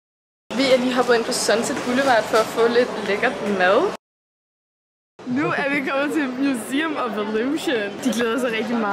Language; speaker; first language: Danish; native; Danish